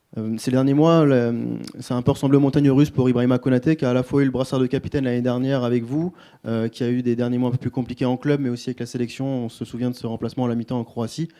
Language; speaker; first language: French; native; French